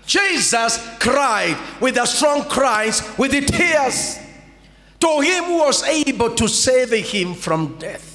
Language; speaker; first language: English; non-native, local second language; Swahili